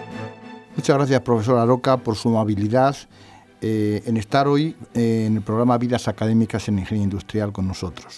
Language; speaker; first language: Spanish; native; Spanish